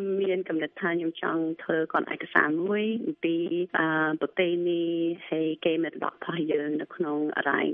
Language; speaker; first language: Khmer; early bilingual, heritage; Khmer